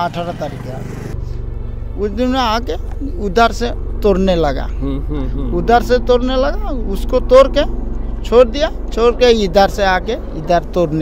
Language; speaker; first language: Hindi; non-native, local second language; Bangla